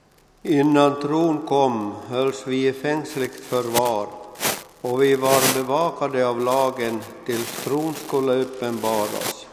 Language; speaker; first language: Swedish; non-native, local second language; Finnish